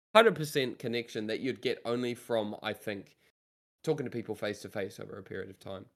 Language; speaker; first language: English; native; English